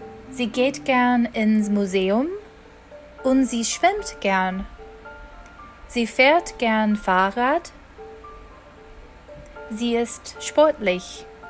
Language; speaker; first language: German; non-native, fluent; English